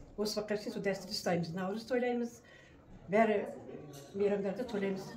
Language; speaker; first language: Kazakh; non-native, local second language; Russian